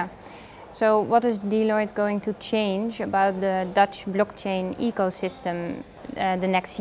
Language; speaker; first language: English; non-native, fluent; Dutch